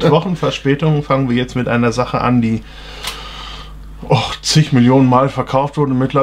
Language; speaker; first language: German; native; German